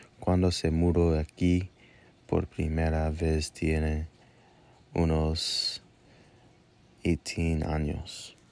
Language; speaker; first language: Spanish; non-native, learner; English